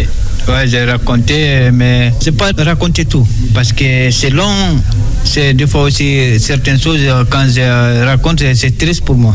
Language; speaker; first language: French; non-native, learner; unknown